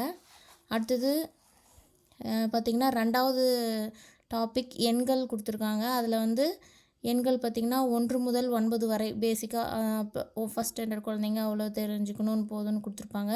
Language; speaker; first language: Tamil; native; Tamil